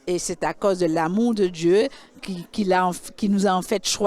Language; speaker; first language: French; native; French